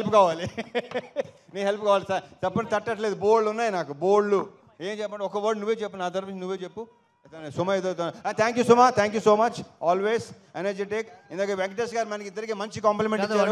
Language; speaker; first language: Telugu; native; Telugu